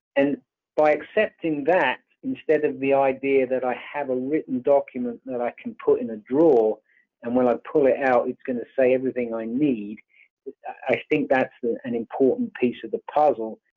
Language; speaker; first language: English; native; English